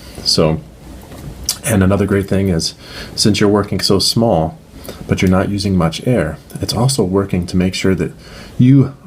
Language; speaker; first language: English; native; English